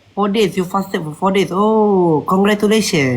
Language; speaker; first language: English; non-native, learner; Malay